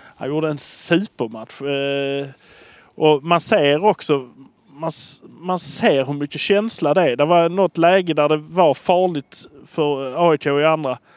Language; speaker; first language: Swedish; native; Swedish